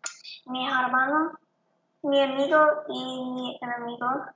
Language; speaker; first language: Spanish; non-native, learner; English